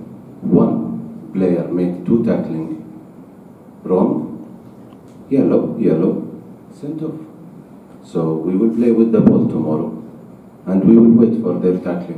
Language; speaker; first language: English; non-native, learner; Arabic